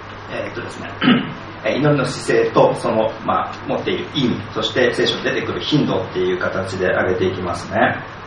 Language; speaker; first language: Japanese; native; Japanese